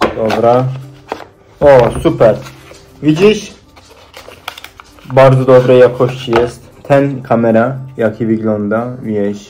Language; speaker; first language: Polish; non-native, learner; Turkish